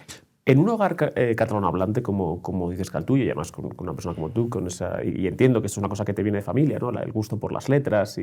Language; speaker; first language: Spanish; native; Spanish